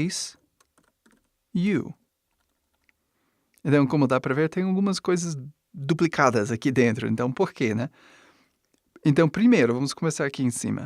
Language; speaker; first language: Portuguese; non-native, fluent; English